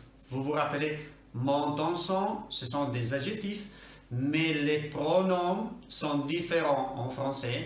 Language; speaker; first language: French; non-native, fluent; Italian